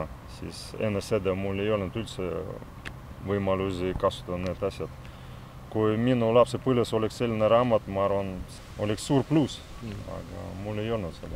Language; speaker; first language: Estonian; non-native, local second language; Russian